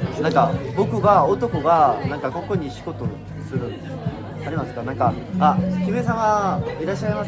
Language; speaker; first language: Japanese; non-native, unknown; Korean